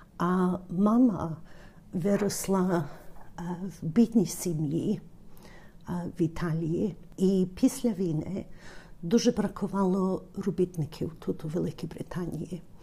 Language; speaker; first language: Ukrainian; early bilingual, heritage; Ukrainian